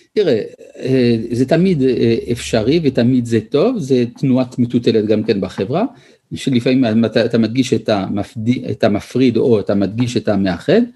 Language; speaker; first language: Hebrew; early bilingual, other home language; French